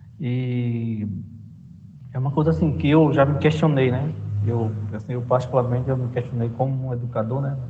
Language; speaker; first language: Portuguese; non-native, local second language; Kayapó